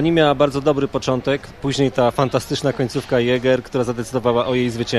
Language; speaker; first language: Polish; native; Polish